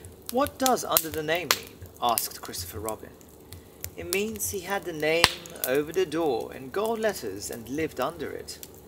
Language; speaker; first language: English; early bilingual, heritage; English